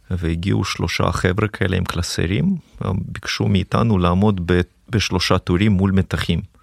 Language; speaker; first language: Hebrew; early bilingual, other home language; Russian